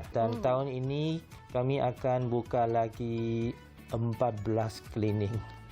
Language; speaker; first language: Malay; non-native, local second language; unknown